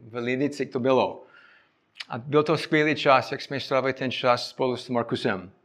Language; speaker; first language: Czech; non-native, fluent; English